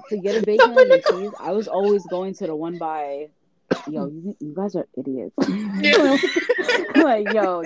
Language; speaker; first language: English; native; English